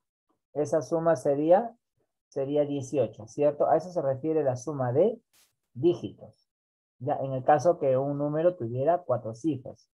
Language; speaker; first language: Spanish; native; Spanish